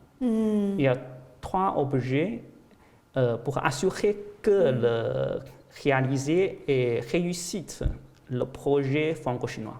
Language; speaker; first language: French; non-native, fluent; Chinese